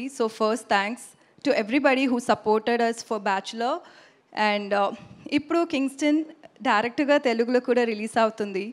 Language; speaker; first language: Telugu; non-native, learner; Tamil